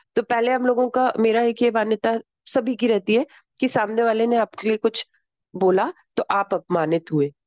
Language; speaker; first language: Hindi; native; Hindi